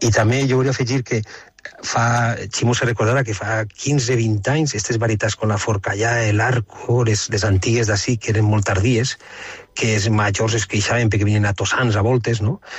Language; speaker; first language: Catalan; native; Catalan